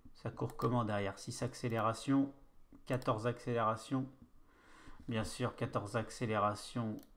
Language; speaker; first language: French; native; French